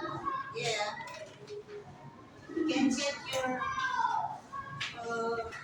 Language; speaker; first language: English; non-native, learner; Indonesian